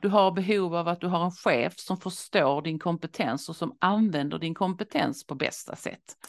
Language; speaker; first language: Swedish; native; Swedish